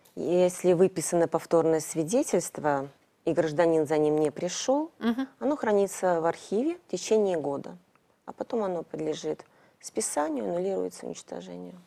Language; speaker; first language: Russian; native; Russian